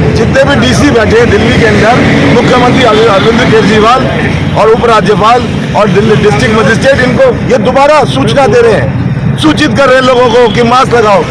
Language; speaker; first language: Hindi; native; Hindi